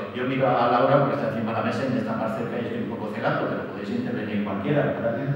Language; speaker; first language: Spanish; native; Spanish